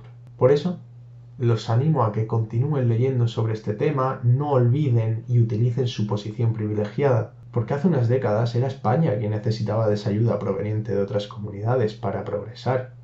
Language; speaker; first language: Spanish; native; Spanish